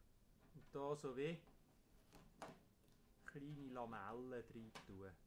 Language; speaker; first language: German; native; German